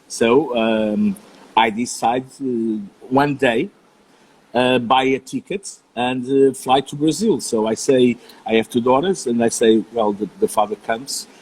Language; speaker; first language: English; non-native, learner; Portuguese